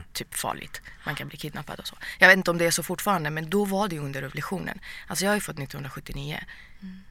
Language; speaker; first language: Swedish; early bilingual, other home language; Persian